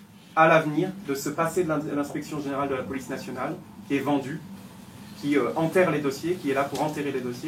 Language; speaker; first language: French; native; French